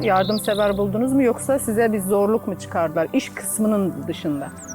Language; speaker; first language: Turkish; native; Turkish